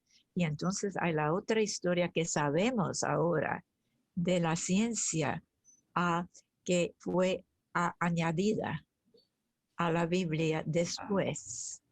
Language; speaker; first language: Spanish; early bilingual, other home language; German